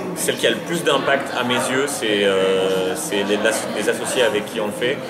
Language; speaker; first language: French; early bilingual, other home language; Arabic